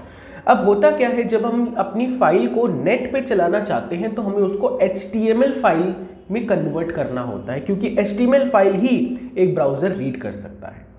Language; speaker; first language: Hindi; native; Hindi